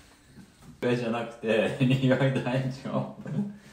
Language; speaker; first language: Japanese; non-native, fluent; Lithuanian